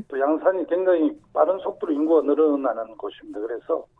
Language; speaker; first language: Korean; native; Korean